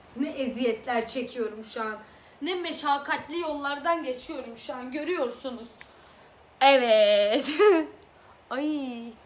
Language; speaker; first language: Turkish; early bilingual, other home language; Azerbaijani